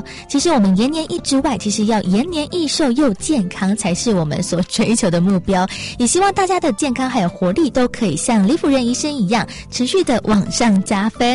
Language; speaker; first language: Chinese; native; Chinese